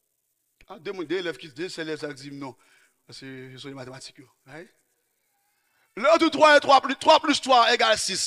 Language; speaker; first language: French; non-native, local second language; Haitian Creole